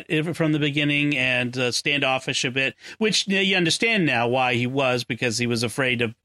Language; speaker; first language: English; native; English